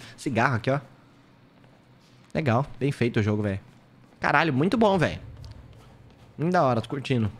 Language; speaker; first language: Portuguese; native; Portuguese